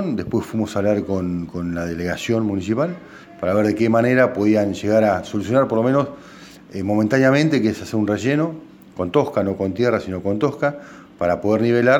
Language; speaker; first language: Spanish; native; Spanish